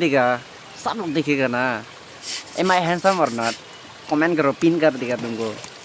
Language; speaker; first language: Hindi; non-native, local second language; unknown